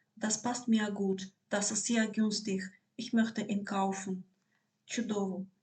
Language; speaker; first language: German; non-native, fluent; Ukrainian